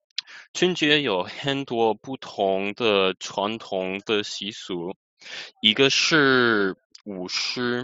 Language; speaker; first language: Chinese; non-native, fluent; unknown